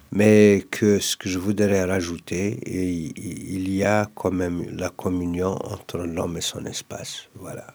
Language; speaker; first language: French; non-native, local second language; Kabyle